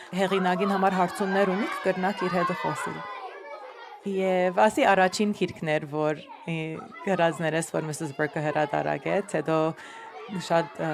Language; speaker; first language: Armenian; early bilingual, heritage; Armenian